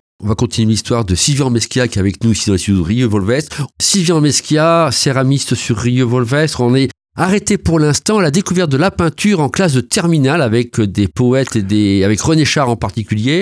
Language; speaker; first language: French; native; French